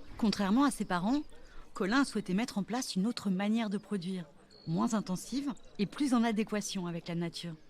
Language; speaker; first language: French; native; French